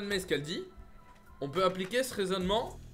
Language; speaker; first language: French; native; French